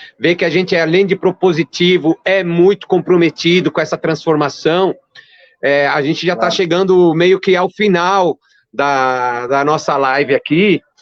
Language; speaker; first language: Portuguese; early bilingual, other home language; Arabic